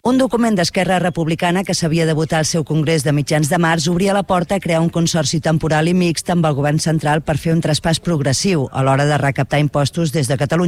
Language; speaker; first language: Catalan; native; Catalan